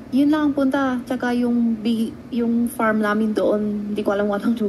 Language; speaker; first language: Filipino; non-native, learner; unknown